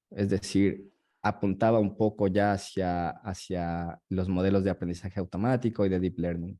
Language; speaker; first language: Spanish; native; Spanish